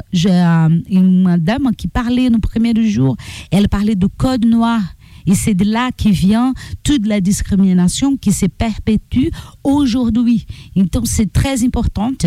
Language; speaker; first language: French; non-native, learner; Portuguese